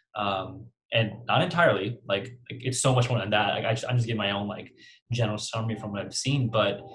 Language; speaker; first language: English; native; English